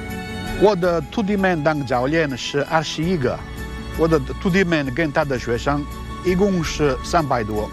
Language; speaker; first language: Chinese; non-native, learner; Italian